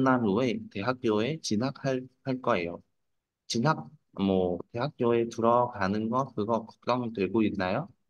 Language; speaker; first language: Korean; non-native, fluent; Vietnamese